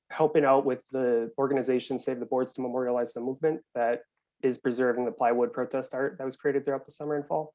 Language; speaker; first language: English; native; English